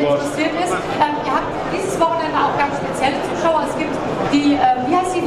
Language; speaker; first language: German; native; German